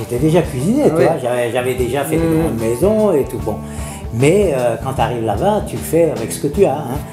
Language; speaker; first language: French; native; French